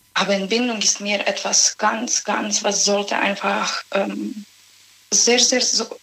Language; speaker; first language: German; non-native, learner; Serbian